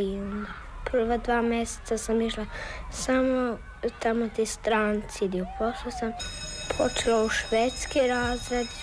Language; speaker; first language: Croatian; early bilingual, heritage; Croatian